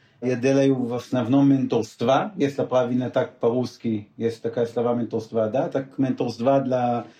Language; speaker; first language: Russian; non-native, learner; Hebrew